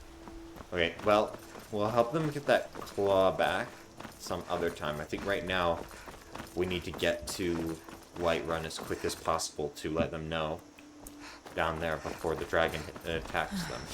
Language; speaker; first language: English; native; English